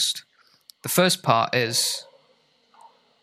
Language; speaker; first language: English; native; English